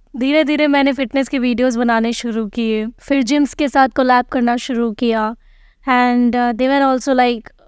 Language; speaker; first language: Hindi; non-native, local second language; Bangla